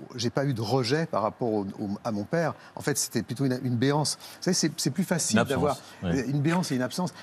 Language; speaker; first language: French; native; French